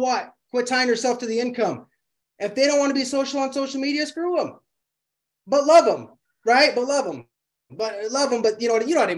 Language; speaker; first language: English; native; English